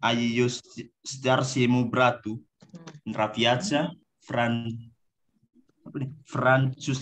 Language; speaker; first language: Russian; non-native, learner; Indonesian